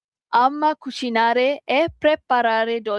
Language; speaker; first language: Italian; non-native, learner; Malay